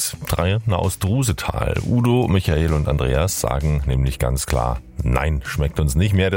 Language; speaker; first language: German; native; German